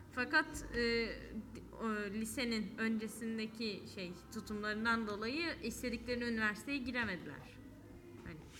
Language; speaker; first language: Turkish; native; Turkish